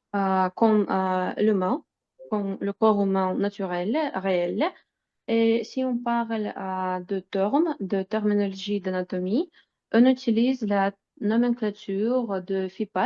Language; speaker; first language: French; non-native, fluent; Russian